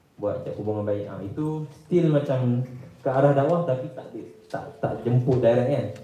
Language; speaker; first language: Malay; native; Malay